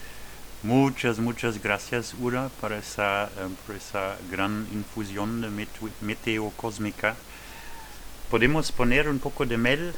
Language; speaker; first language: Spanish; non-native, learner; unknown